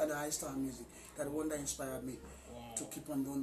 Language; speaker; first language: English; non-native, local second language; Igbo